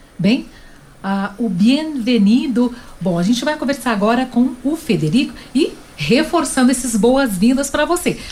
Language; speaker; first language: Portuguese; native; Portuguese